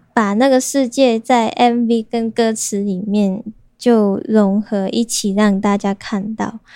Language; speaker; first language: Chinese; non-native, local second language; Cantonese